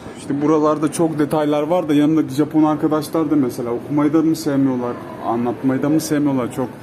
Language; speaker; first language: Turkish; native; Turkish